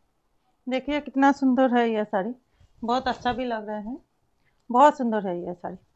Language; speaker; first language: Hindi; non-native, local second language; Bangla